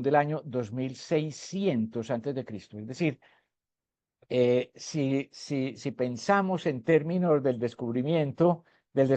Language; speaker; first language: Spanish; native; Spanish